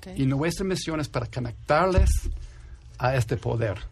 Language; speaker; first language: Spanish; non-native, fluent; English